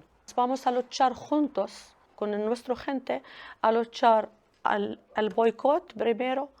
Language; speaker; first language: Spanish; non-native, learner; Arabic